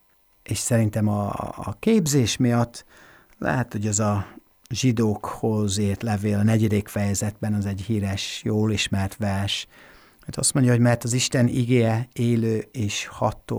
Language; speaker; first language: Hungarian; non-native, fluent; English